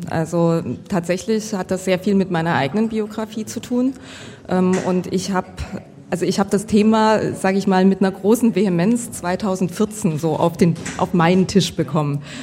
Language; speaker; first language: German; native; German